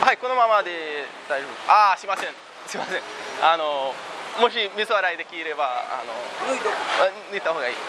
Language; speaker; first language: Japanese; non-native, fluent; English